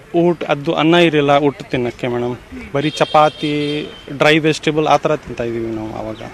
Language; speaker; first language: Kannada; non-native, fluent; Kashmiri